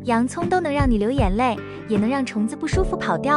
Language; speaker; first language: Chinese; native; Chinese